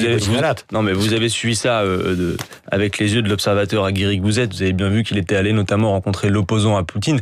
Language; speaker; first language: French; native; French